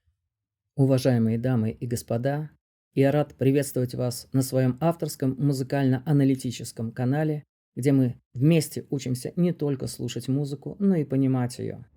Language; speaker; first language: Russian; native; Russian